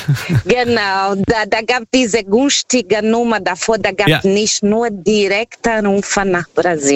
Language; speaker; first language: German; non-native, learner; Portuguese